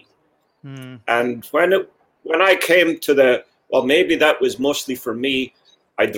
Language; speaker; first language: English; native; English